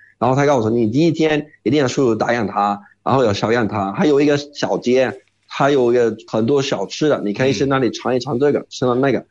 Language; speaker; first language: Chinese; non-native, fluent; Arabic